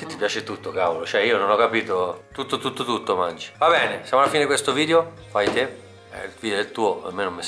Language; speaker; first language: Italian; native; Italian